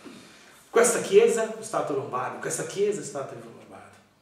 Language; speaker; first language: Italian; non-native, learner; Portuguese